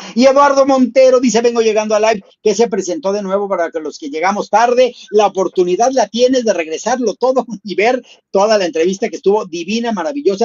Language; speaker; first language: Spanish; native; Spanish